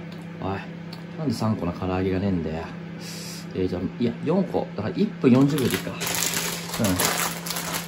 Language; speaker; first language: Japanese; native; Japanese